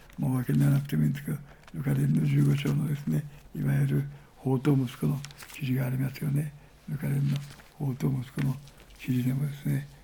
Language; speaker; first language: Japanese; native; Japanese